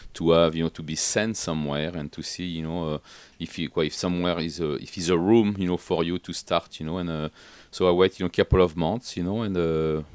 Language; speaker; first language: English; non-native, fluent; French